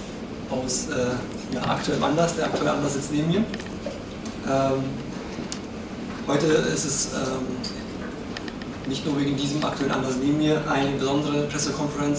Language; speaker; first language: German; native; German